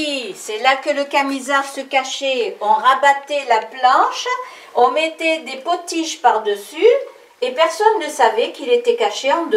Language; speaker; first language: French; native; French